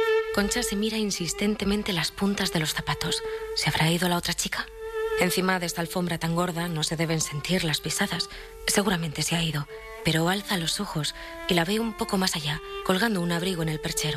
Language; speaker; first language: Spanish; native; Spanish